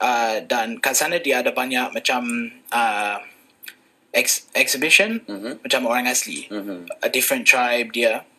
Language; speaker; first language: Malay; non-native, fluent; English